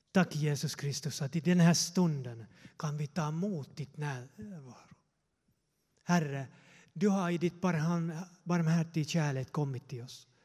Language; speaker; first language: Swedish; non-native, fluent; Finnish